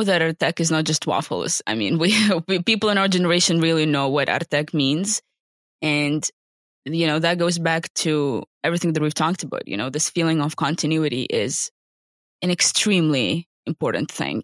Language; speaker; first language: English; non-native, fluent; Ukrainian